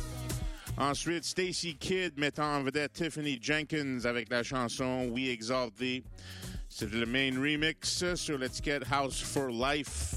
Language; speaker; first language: French; native; French